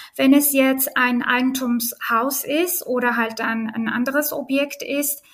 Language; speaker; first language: German; non-native, fluent; Armenian